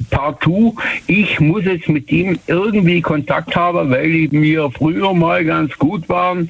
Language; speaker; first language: German; native; German